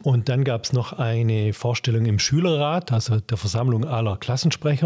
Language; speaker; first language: German; native; German